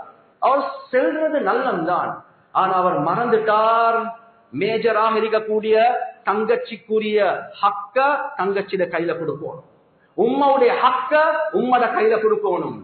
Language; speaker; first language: Tamil; native; Tamil